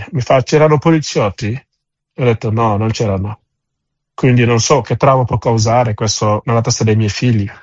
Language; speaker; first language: Italian; non-native, fluent; Wolof